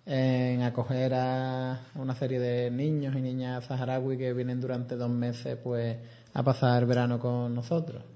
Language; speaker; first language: Spanish; native; Spanish